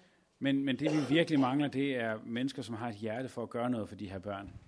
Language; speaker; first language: Danish; native; Danish